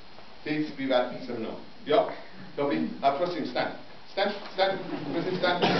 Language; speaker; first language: Czech; non-native, learner; English